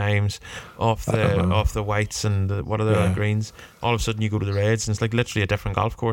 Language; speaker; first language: English; native; English